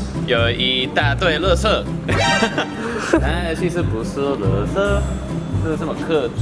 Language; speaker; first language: Chinese; non-native, fluent; English